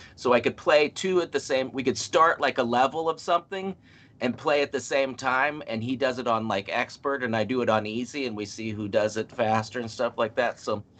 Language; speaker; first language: English; native; English